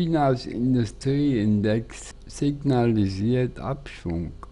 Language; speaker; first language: German; native; German